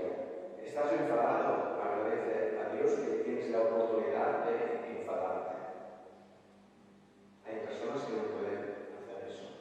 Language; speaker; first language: Spanish; non-native, fluent; Italian